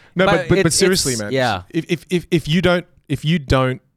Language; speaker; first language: English; native; English